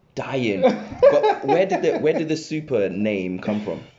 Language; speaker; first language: English; native; English